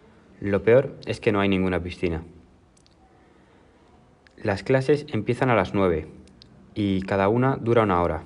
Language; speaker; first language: Spanish; non-native, learner; English